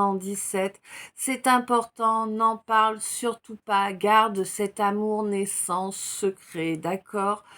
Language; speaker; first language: French; native; French